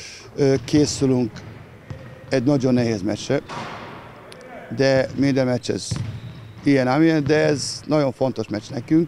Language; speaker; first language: Hungarian; non-native, learner; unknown